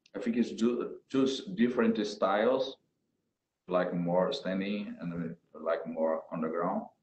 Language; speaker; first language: English; non-native, learner; Portuguese